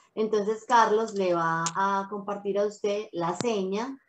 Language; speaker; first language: Spanish; native; Spanish